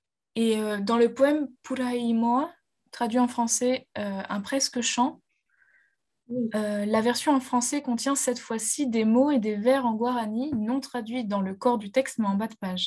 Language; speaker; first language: French; native; French